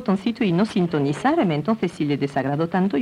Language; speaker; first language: Spanish; non-native, local second language; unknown